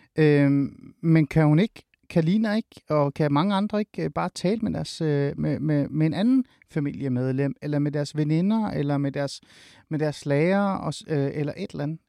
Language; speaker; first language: Danish; early bilingual, other home language; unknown